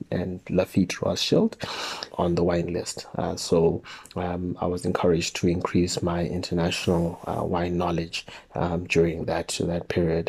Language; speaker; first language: English; non-native, local second language; North Ndebele